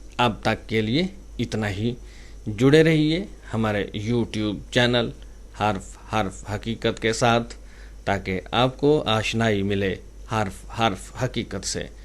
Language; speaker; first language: Urdu; non-native, local second language; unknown